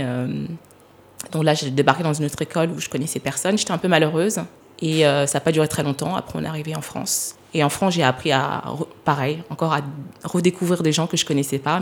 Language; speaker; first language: French; early bilingual, other home language; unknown